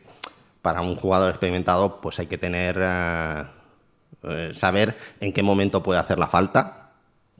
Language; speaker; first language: Spanish; native; Spanish